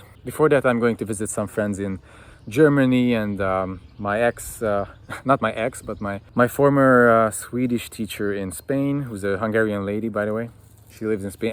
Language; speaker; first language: English; non-native, fluent; Hungarian